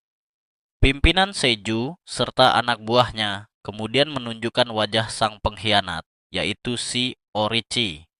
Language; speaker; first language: Indonesian; native; Indonesian